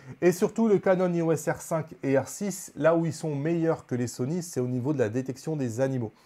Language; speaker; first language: French; native; French